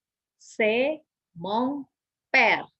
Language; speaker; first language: French; non-native, fluent; Indonesian